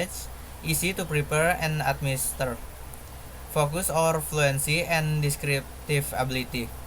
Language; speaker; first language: English; non-native, learner; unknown